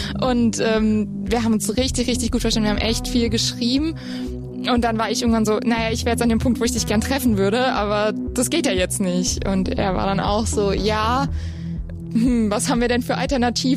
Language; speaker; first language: German; native; German